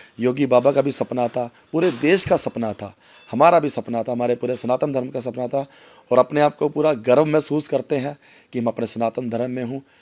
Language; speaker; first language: Hindi; non-native, local second language; Punjabi